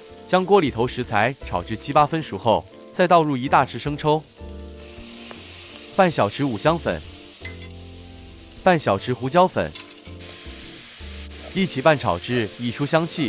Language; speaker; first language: Chinese; native; Chinese